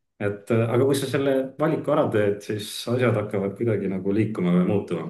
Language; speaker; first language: Estonian; native; Estonian